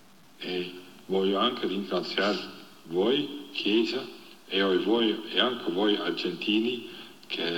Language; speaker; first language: Italian; non-native, fluent; Dutch